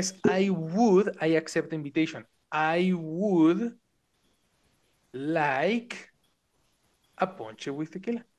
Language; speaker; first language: English; non-native, fluent; Spanish